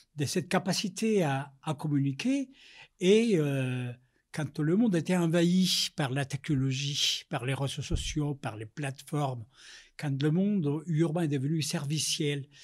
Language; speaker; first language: French; non-native, fluent; Spanish